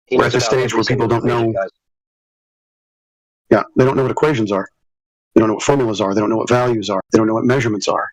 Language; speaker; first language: English; native; English